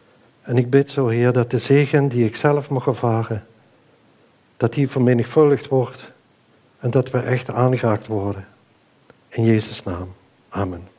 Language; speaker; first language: Dutch; native; Dutch